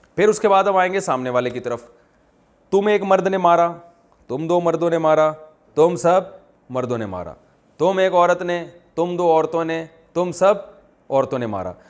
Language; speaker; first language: Urdu; native; Urdu